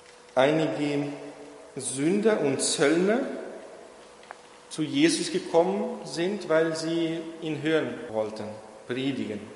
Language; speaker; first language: German; non-native, fluent; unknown